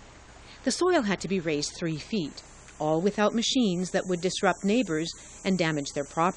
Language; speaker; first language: English; native; English